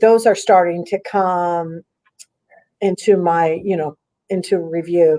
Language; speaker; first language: English; native; English